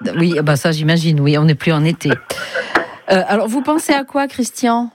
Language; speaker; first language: French; native; French